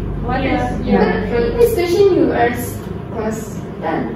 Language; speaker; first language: English; non-native, learner; Indonesian